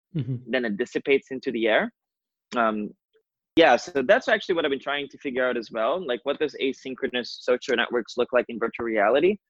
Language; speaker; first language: English; non-native, fluent; Portuguese